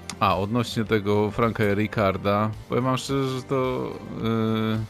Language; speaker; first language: Polish; native; Polish